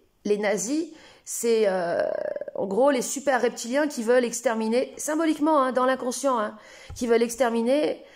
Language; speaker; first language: French; native; French